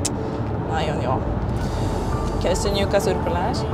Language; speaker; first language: Hungarian; non-native, learner; Norwegian